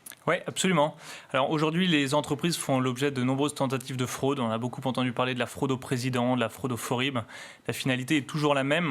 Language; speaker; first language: French; native; French